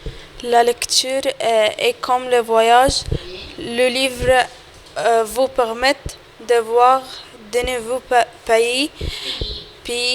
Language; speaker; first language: French; non-native, learner; Arabic